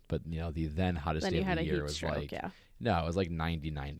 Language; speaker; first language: English; native; English